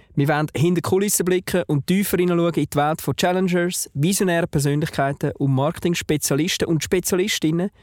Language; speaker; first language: German; native; German